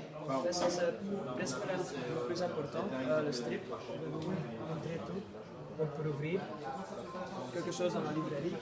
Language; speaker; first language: French; non-native, fluent; Dutch